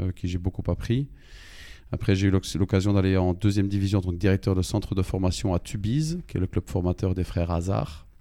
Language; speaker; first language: French; native; French